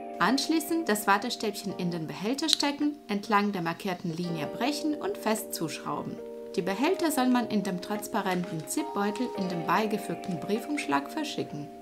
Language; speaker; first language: German; non-native, fluent; Russian